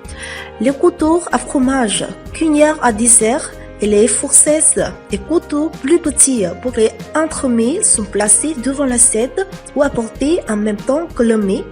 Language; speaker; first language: French; non-native, learner; Vietnamese